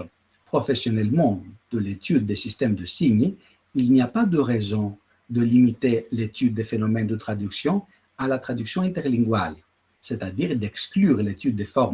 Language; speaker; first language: French; non-native, fluent; Greek